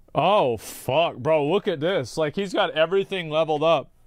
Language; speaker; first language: English; native; English